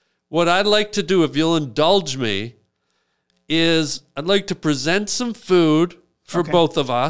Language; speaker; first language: English; native; English